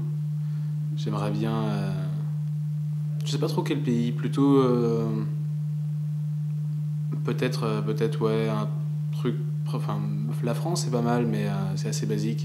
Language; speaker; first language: French; native; French